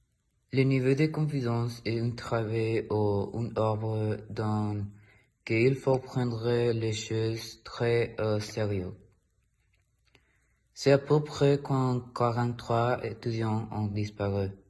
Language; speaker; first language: French; non-native, learner; Spanish